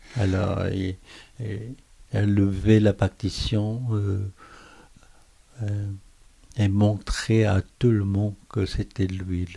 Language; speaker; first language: French; non-native, fluent; Korean